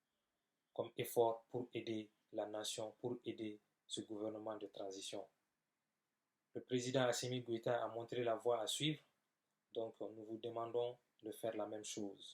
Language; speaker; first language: French; non-native, local second language; Bambara